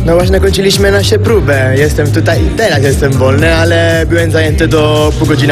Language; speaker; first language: Polish; non-native, learner; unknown